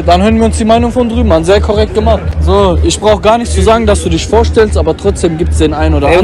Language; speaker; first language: German; native; German